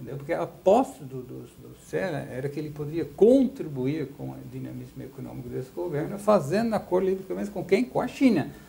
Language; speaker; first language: Portuguese; non-native, fluent; Dutch